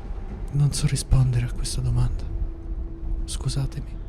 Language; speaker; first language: Italian; native; Italian